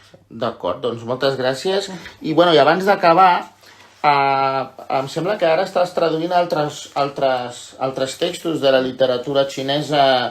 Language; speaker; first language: Catalan; native; Catalan